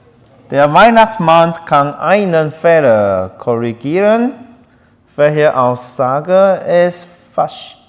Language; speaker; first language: German; non-native, learner; Chinese